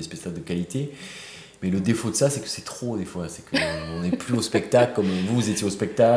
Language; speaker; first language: French; native; French